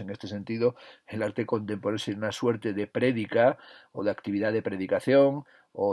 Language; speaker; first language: Spanish; native; Spanish